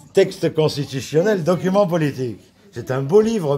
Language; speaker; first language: French; native; French